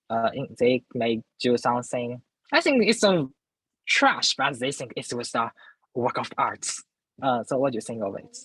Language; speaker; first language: English; non-native, learner; Chinese